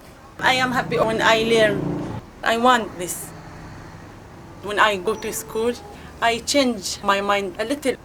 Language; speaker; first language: English; non-native, learner; Arabic